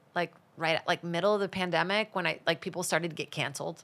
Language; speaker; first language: English; non-native, fluent; Portuguese